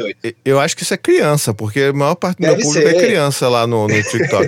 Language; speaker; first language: Portuguese; native; Portuguese